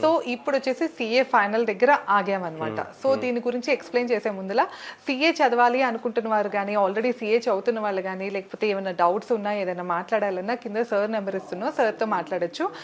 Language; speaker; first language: Telugu; native; Telugu